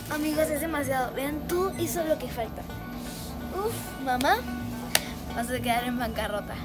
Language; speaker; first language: Spanish; native; Spanish